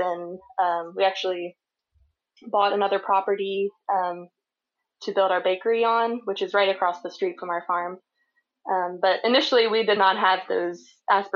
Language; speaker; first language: English; native; English